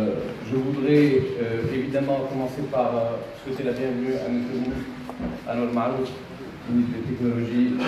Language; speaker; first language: French; non-native, local second language; Arabic